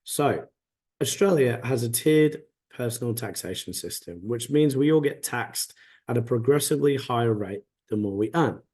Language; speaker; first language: English; native; English